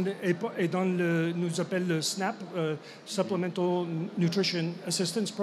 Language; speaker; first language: French; non-native, fluent; English